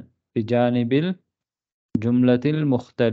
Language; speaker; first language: Arabic; non-native, fluent; Tamil